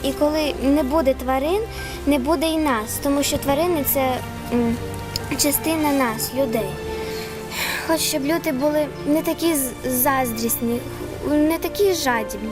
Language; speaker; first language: Ukrainian; non-native, local second language; Russian